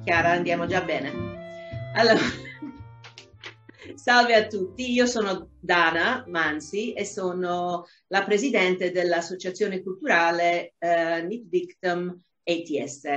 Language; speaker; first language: Italian; non-native, fluent; English